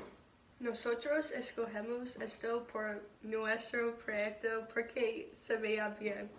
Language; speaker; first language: Spanish; non-native, learner; English